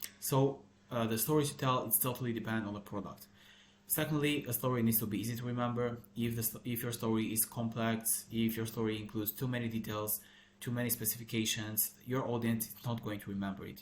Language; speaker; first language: English; non-native, fluent; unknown